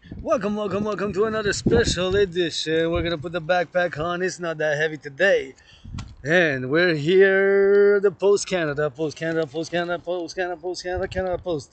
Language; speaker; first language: English; non-native, local second language; French